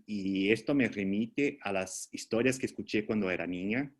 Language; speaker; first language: Spanish; non-native, fluent; Portuguese